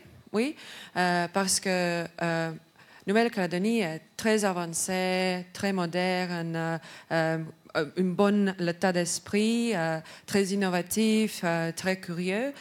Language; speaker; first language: French; non-native, learner; Estonian